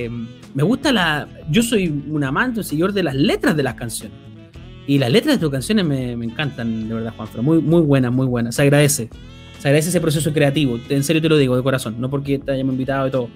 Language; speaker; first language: Spanish; native; Spanish